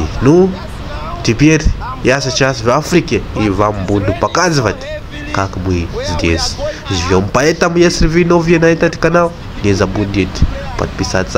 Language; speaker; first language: Russian; non-native, fluent; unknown